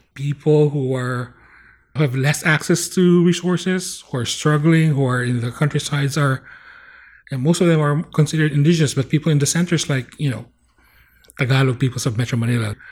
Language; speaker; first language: English; non-native, local second language; Bikol